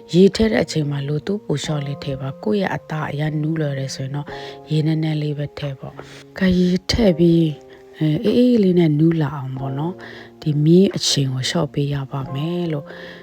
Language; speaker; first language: Burmese; non-native, local second language; Kachin